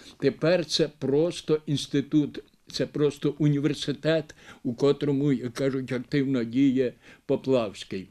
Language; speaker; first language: Ukrainian; native; Ukrainian